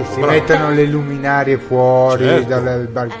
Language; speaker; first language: Italian; native; Italian